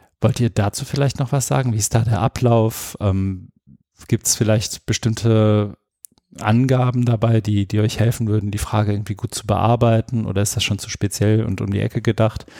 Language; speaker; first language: German; native; German